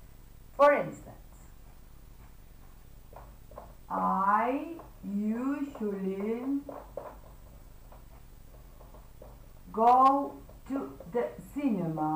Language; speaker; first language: English; non-native, fluent; Catalan